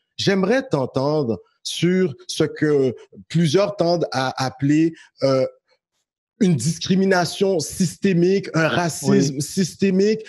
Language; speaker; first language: French; native; French